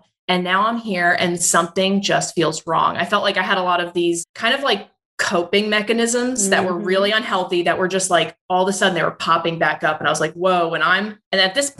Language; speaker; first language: English; native; English